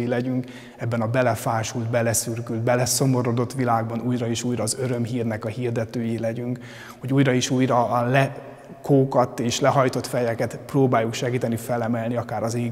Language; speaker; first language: Hungarian; native; Hungarian